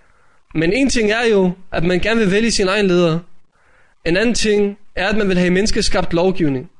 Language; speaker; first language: Danish; native; Danish